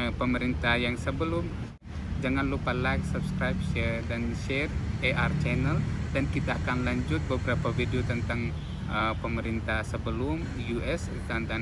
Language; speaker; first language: Indonesian; non-native, fluent; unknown